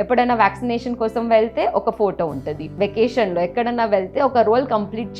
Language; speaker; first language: Telugu; non-native, local second language; Gujarati